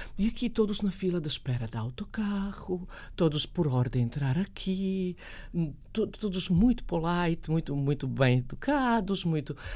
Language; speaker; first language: Portuguese; non-native, fluent; Bosnian